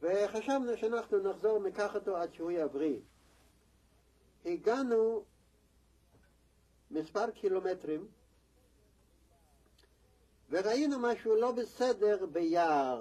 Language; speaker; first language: Hebrew; non-native, fluent; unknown